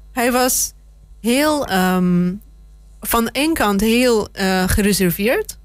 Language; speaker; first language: Dutch; non-native, fluent; Russian